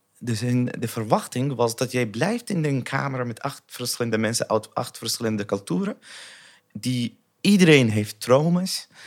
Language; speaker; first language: Dutch; non-native, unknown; Arabic